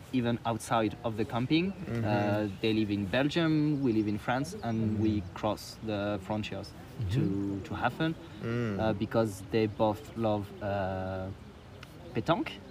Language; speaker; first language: English; non-native, fluent; French